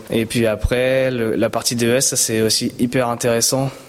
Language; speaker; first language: French; native; French